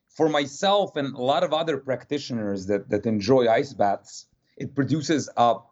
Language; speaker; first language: English; non-native, fluent; Serbian